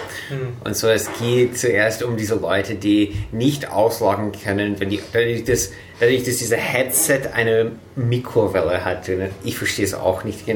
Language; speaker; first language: German; non-native, fluent; English